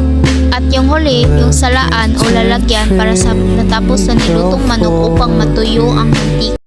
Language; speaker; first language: Filipino; native; Filipino